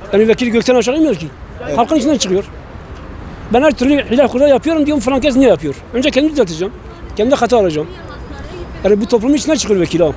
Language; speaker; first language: Turkish; non-native, local second language; Kurdish